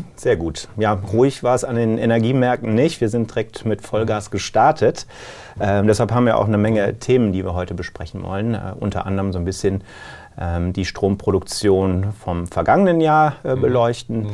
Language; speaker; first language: German; native; German